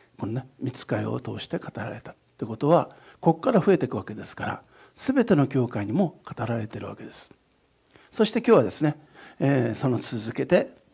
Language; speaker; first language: Japanese; native; Japanese